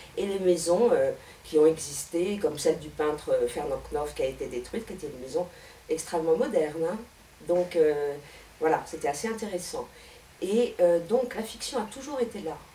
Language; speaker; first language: French; native; French